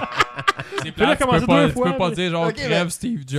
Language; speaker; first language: French; native; French